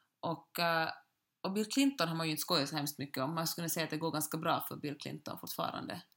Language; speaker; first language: Swedish; native; Swedish